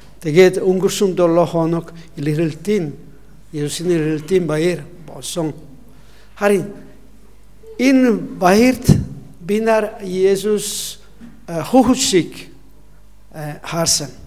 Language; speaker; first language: Mongolian; non-native, learner; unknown